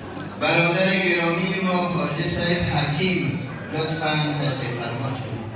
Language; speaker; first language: Persian; native; Persian